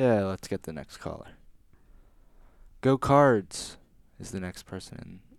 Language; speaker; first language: English; native; English